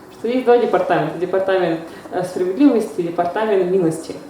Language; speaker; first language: Russian; native; Russian